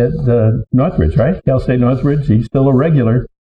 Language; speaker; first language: English; native; English